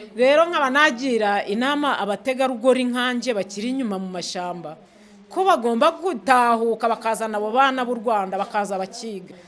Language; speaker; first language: Kinyarwanda; native; Kinyarwanda